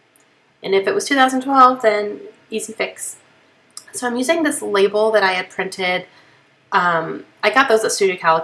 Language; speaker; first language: English; native; English